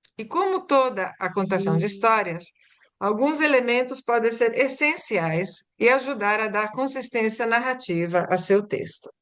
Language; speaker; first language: Portuguese; early bilingual, other home language; Italian